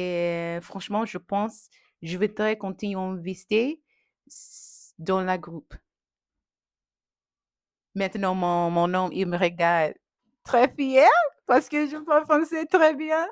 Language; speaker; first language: French; non-native, learner; English